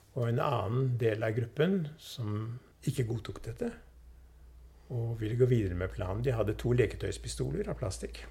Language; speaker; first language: Norwegian; early bilingual, other home language; Swedish